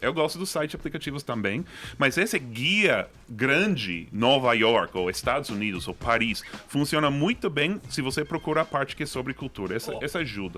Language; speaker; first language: Portuguese; non-native, fluent; English